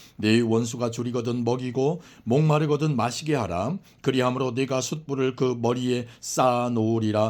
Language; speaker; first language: Korean; native; Korean